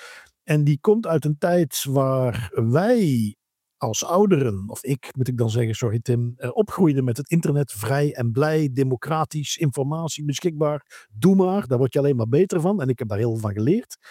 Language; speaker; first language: Dutch; native; Dutch